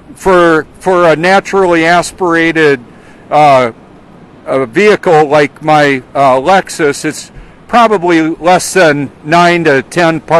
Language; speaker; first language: English; native; English